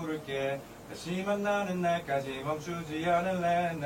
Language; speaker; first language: Korean; native; Korean